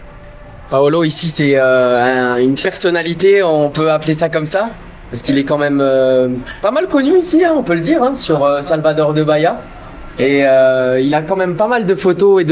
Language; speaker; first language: French; native; French